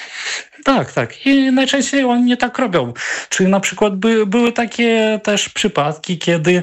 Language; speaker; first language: Polish; non-native, fluent; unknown